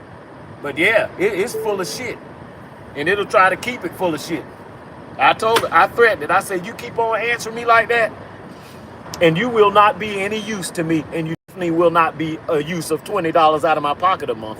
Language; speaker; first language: English; native; English